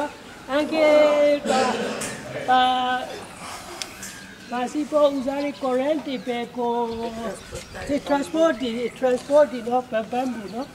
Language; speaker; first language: Italian; non-native, learner; Burmese